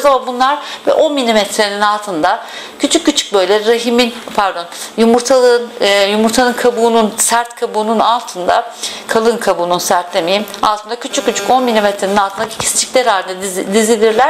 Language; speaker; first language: Turkish; native; Turkish